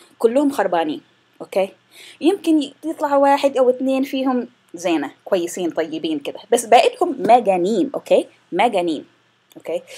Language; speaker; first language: Arabic; non-native, fluent; English